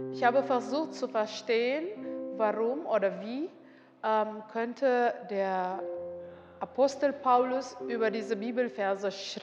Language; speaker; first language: German; non-native, learner; Indonesian